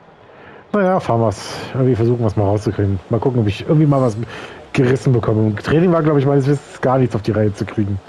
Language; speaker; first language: German; native; German